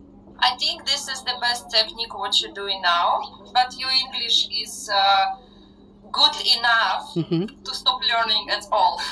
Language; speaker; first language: English; non-native, fluent; Russian